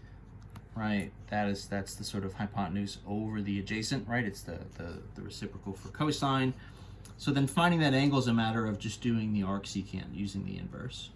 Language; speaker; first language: English; native; English